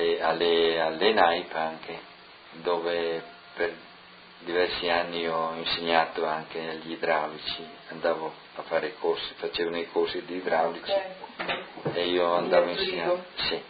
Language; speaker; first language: Italian; non-native, local second language; Friulian